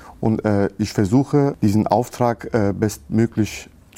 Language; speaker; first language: German; early bilingual, other home language; Turkish